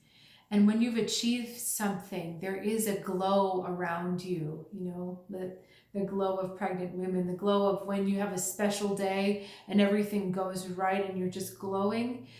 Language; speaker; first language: English; native; English